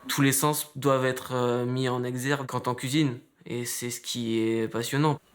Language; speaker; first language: French; native; French